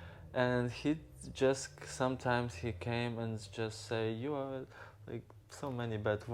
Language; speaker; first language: English; non-native, learner; Ukrainian